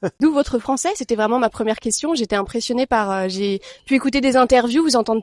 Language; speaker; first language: French; native; French